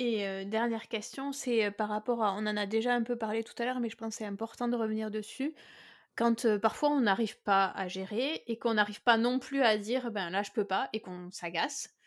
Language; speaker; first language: French; native; French